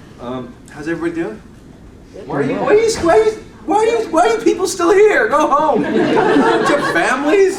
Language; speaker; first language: English; native; English